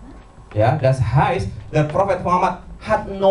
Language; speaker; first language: German; non-native, learner; Indonesian